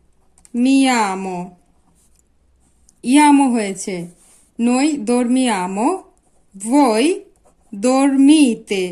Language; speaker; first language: Italian; non-native, fluent; Bangla